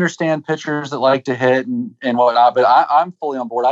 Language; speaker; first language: English; native; English